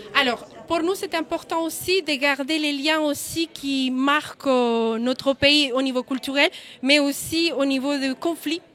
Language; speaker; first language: French; non-native, fluent; Spanish